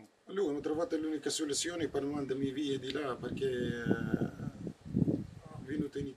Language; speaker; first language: Italian; non-native, learner; Arabic